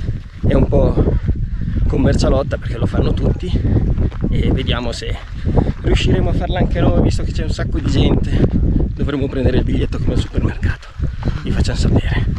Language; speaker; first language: Italian; native; Italian